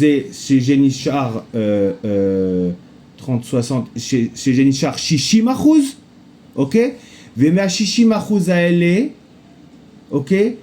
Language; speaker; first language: Hebrew; non-native, fluent; French